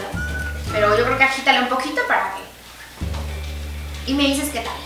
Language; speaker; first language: Spanish; native; Spanish